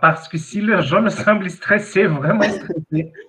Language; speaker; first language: French; non-native, fluent; Portuguese